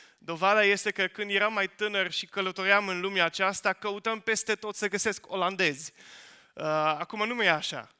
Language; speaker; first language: Romanian; non-native, fluent; Dutch